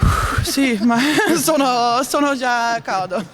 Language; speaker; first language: Italian; non-native, learner; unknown